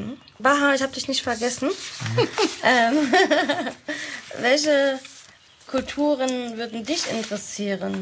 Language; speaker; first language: German; early bilingual, other home language; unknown